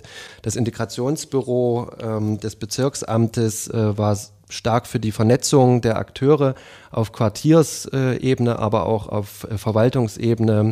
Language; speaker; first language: German; native; German